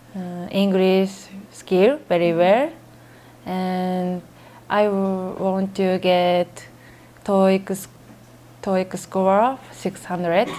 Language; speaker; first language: English; non-native, learner; Japanese